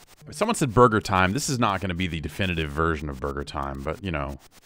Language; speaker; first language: English; native; English